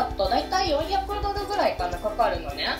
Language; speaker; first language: Japanese; native; Japanese